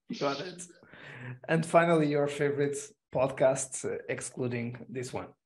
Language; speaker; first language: English; non-native, fluent; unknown